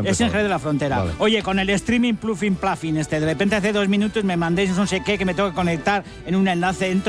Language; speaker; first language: Spanish; native; Spanish